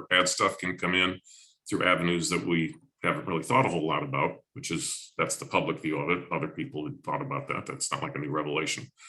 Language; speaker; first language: English; native; English